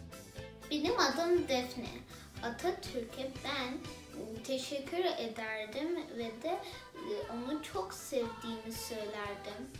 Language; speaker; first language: Turkish; early bilingual, heritage; Turkish